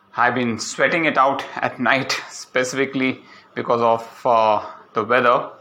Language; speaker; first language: English; non-native, local second language; Malayalam